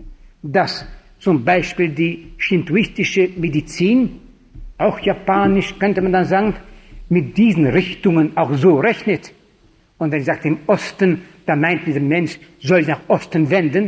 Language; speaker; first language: German; non-native, fluent; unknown